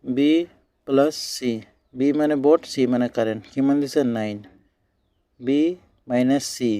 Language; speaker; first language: Hindi; non-native, local second language; Assamese